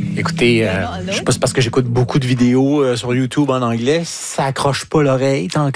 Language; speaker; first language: French; native; French